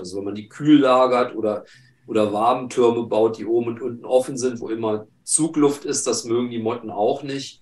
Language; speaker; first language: German; native; German